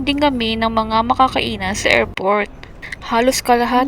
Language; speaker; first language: Filipino; native; Filipino